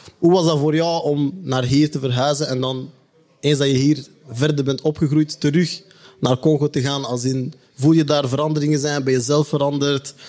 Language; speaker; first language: Dutch; native; Dutch